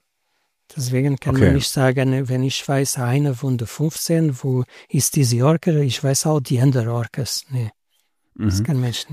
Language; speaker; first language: German; non-native, learner; Portuguese